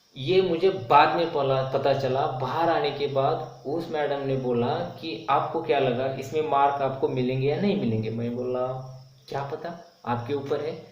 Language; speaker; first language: Hindi; non-native, local second language; Marathi